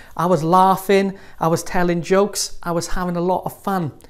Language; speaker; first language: English; native; English